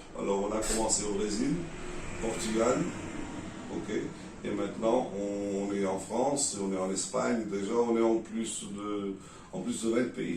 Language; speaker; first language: French; non-native, learner; Portuguese